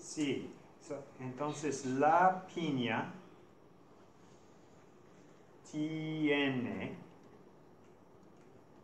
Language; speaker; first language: Spanish; non-native, fluent; English